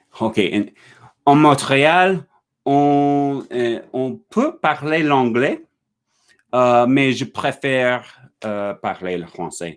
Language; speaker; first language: French; non-native, learner; English